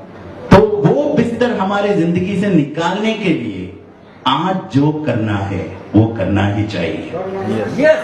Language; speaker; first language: Hindi; non-native, learner; Nepali